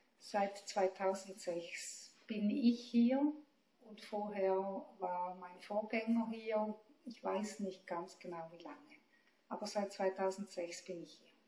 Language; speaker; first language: German; native; German